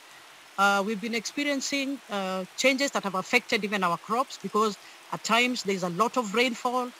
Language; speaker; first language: English; non-native, local second language; Luo (Kenya and Tanzania)